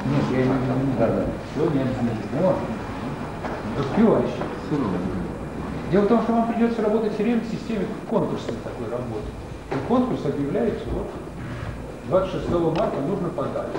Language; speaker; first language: Russian; native; Russian